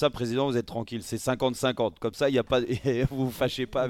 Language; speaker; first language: French; native; French